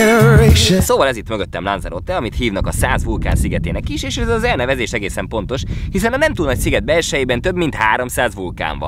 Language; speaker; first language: Hungarian; native; Hungarian